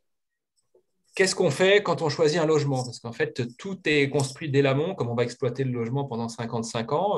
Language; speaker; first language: French; native; French